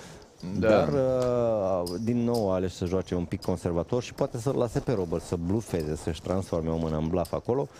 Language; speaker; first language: Romanian; native; Romanian